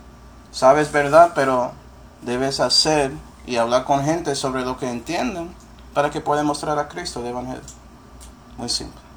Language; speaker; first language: Spanish; non-native, fluent; English